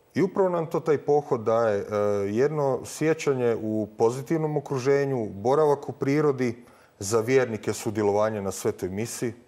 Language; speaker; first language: Croatian; native; Croatian